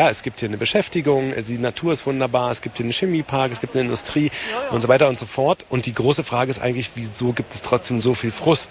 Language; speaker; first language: German; native; German